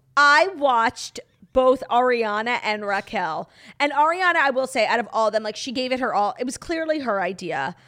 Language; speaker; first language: English; native; English